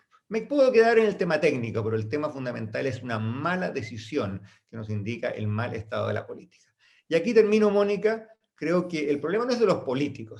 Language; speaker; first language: Spanish; native; Spanish